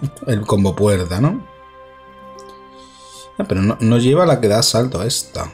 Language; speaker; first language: Spanish; native; Spanish